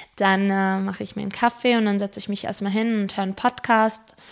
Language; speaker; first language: German; early bilingual, other home language; Spanish